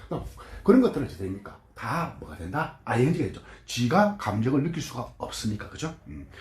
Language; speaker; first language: Korean; native; Korean